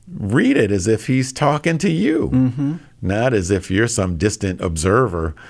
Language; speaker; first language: English; native; English